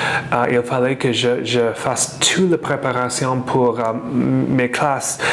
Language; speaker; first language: French; non-native, fluent; English